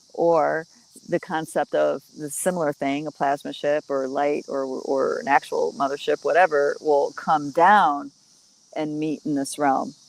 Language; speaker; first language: English; native; English